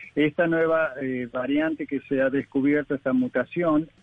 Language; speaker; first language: Spanish; native; Spanish